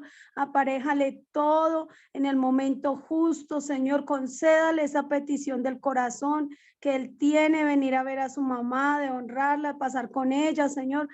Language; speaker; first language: Spanish; native; Spanish